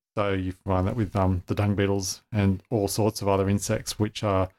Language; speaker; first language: English; native; English